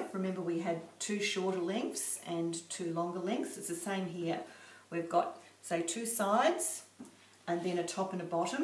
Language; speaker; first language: English; native; English